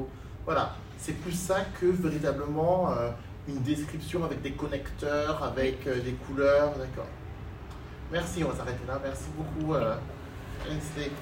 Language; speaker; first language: French; native; French